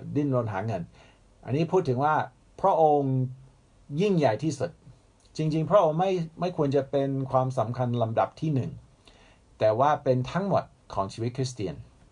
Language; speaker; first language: Thai; non-native, fluent; English